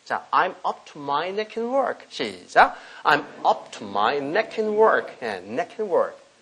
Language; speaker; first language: English; non-native, fluent; Korean